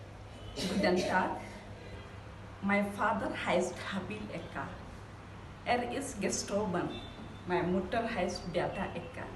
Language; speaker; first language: German; non-native, learner; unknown